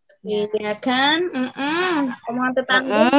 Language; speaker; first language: Indonesian; native; Indonesian